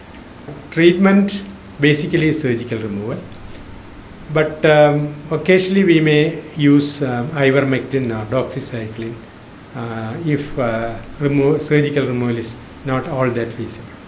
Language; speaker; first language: English; non-native, local second language; Malayalam